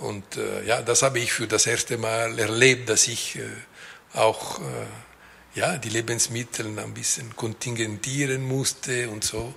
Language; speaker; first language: German; non-native, local second language; Italian